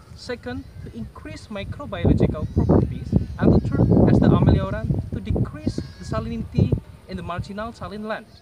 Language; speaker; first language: English; non-native, fluent; Indonesian